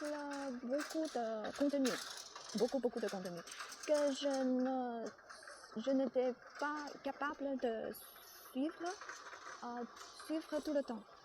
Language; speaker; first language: French; non-native, learner; Chinese